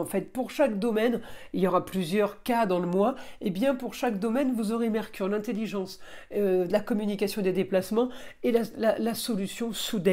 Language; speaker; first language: French; native; French